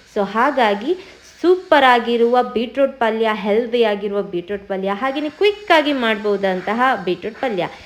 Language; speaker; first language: Kannada; native; Kannada